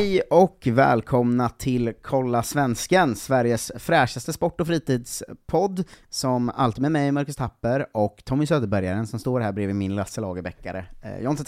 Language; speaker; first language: Swedish; native; Swedish